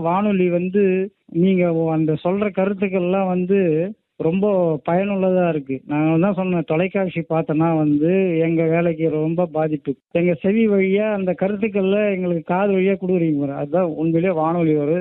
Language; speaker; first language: Tamil; native; Tamil